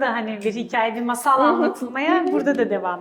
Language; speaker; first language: Turkish; native; Turkish